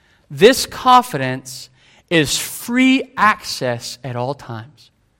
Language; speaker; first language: English; native; English